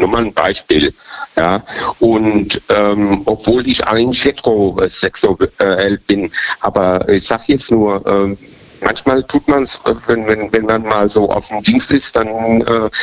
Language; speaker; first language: German; native; German